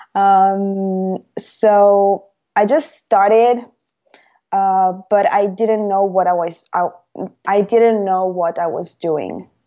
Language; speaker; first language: English; non-native, fluent; Italian